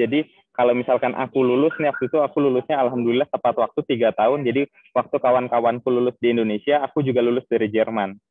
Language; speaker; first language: Indonesian; native; Indonesian